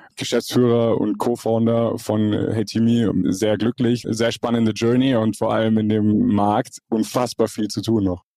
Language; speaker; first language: German; native; German